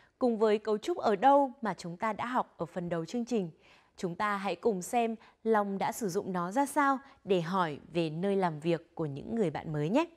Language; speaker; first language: Vietnamese; native; Vietnamese